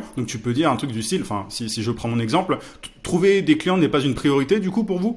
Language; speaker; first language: French; native; French